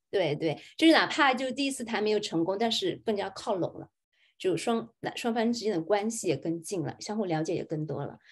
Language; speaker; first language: Chinese; native; Chinese